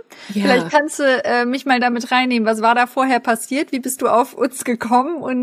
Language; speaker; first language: German; native; German